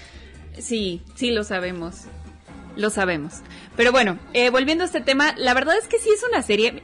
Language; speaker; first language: Spanish; native; Spanish